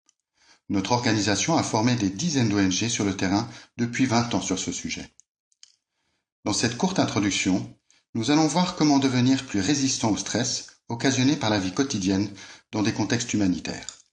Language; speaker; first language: French; native; French